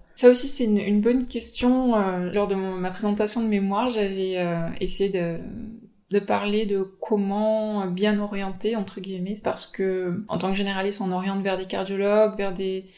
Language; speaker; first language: French; native; French